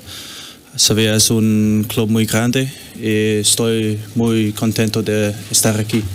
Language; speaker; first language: Spanish; non-native, learner; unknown